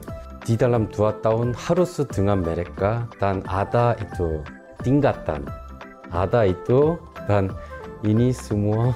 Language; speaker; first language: Indonesian; non-native, local second language; Korean